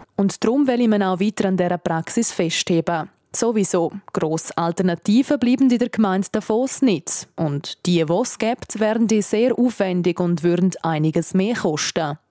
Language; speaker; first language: German; native; German